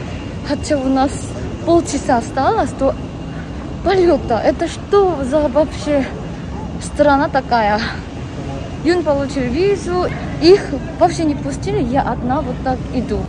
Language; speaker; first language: Russian; non-native, learner; Korean